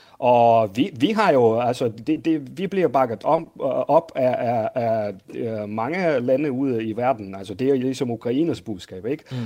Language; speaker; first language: Danish; non-native, fluent; Russian